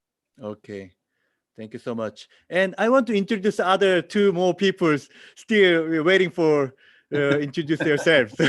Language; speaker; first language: English; non-native, learner; Korean